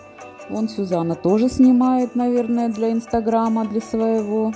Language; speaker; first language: Russian; native; Russian